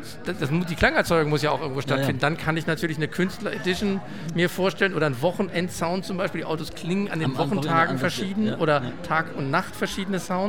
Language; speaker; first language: German; native; German